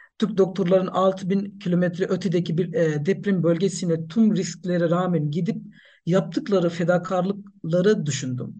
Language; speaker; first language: Turkish; non-native, fluent; Nepali